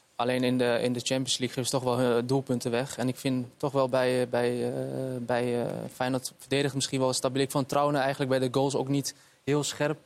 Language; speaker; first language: Dutch; early bilingual, other home language; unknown